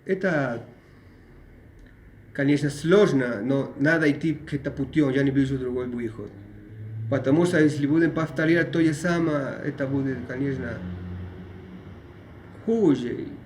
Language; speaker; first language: Russian; non-native, learner; Spanish